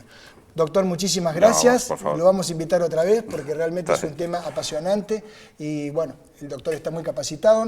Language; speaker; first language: Spanish; native; Spanish